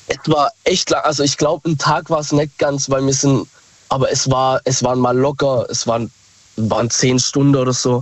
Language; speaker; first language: German; native; German